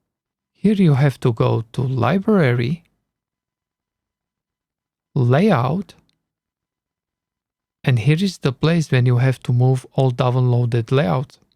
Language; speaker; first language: English; non-native, learner; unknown